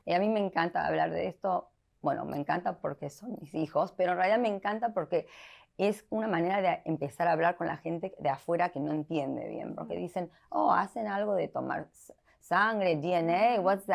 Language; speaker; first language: Spanish; early bilingual, heritage; Spanish